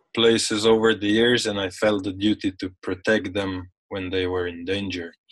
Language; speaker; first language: English; non-native, fluent; Slovenian